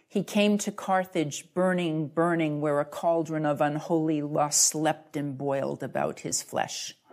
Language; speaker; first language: English; native; English